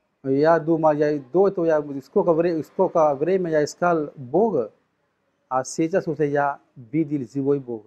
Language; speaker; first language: Russian; non-native, learner; Sinhala